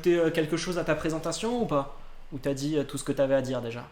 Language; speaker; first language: French; native; French